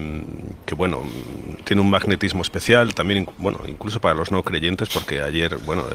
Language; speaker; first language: Spanish; native; Spanish